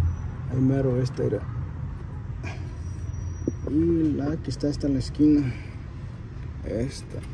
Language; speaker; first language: Spanish; early bilingual, heritage; Spanish